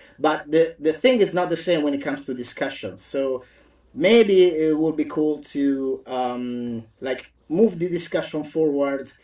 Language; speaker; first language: English; non-native, fluent; Italian